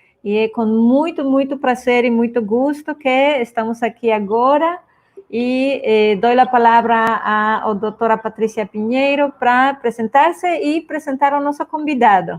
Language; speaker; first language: Portuguese; non-native, fluent; Spanish